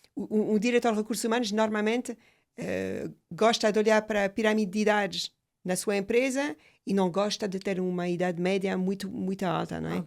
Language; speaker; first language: Portuguese; non-native, fluent; French